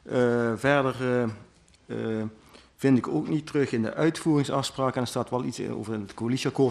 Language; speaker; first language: Dutch; native; Dutch